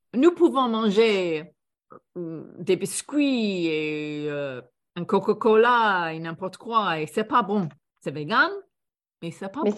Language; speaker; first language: French; non-native, fluent; English